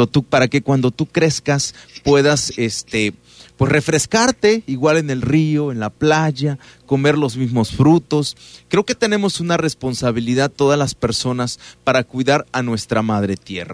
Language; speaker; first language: Spanish; native; Spanish